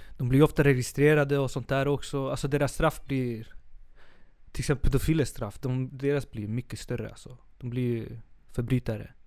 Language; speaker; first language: Swedish; early bilingual, other home language; Spanish